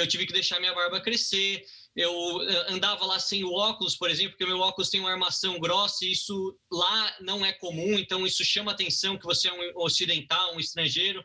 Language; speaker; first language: Portuguese; native; Portuguese